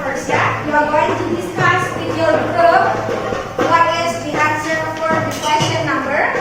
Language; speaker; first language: English; non-native, fluent; Indonesian